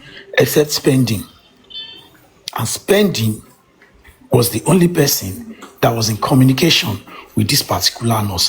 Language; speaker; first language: English; non-native, local second language; Yoruba